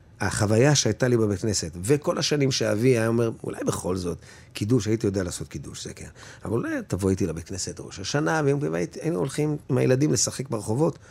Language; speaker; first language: Hebrew; native; Hebrew